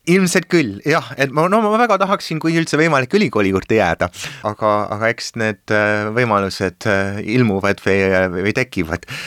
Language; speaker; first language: Estonian; early bilingual, heritage; Estonian